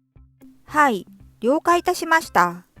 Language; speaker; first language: Japanese; non-native, fluent; Korean